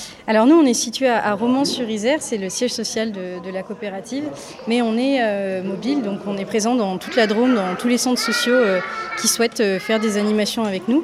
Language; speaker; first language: French; native; French